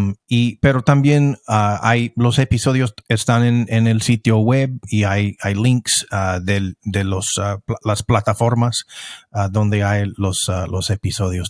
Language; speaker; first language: Spanish; non-native, fluent; English